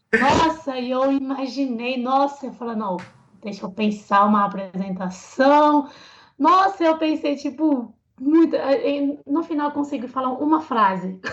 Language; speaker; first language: Portuguese; non-native, fluent; Chinese